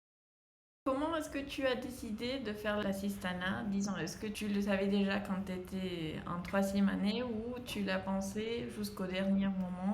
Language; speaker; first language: French; non-native, fluent; Spanish